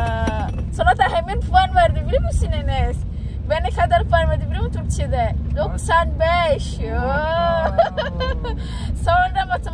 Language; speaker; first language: Turkish; non-native, learner; Indonesian